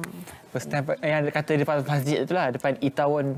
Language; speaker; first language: Malay; native; Malay